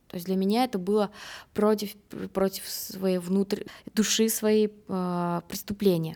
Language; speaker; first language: Russian; native; Russian